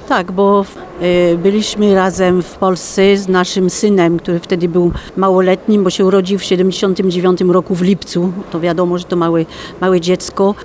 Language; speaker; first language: Polish; non-native, fluent; French